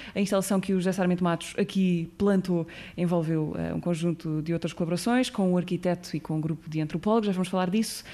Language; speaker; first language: Portuguese; native; Portuguese